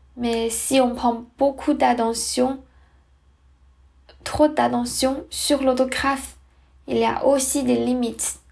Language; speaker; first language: French; non-native, learner; Chinese